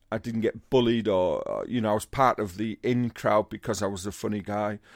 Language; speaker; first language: English; native; English